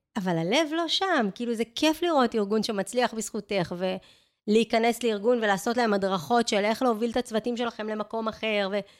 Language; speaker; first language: Hebrew; native; Hebrew